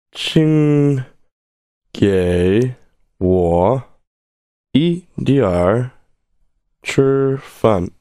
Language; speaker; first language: Chinese; non-native, learner; English